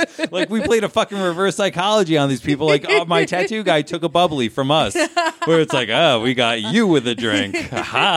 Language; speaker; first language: English; native; English